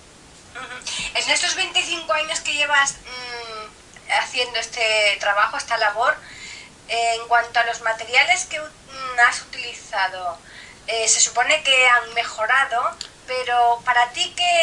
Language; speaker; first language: Spanish; native; Spanish